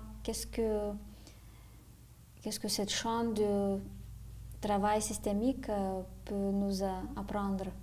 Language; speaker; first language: French; non-native, fluent; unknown